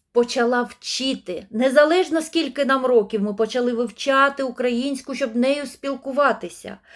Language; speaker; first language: Ukrainian; non-native, local second language; Russian